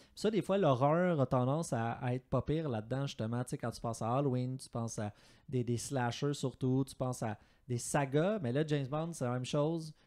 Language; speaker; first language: French; native; French